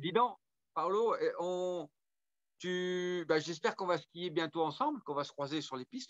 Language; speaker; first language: French; native; French